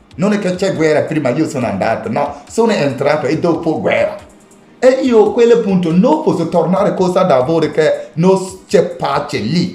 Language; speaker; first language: Italian; non-native, learner; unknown